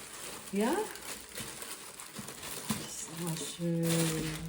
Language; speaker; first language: German; non-native, learner; Waray